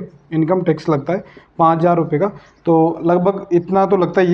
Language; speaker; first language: Hindi; native; Hindi